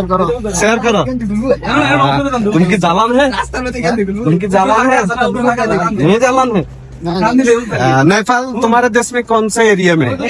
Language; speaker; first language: Hindi; non-native, learner; Bangla